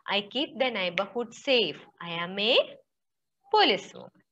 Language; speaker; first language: English; non-native, local second language; Malayalam